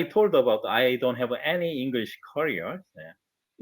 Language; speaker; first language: English; non-native, learner; Korean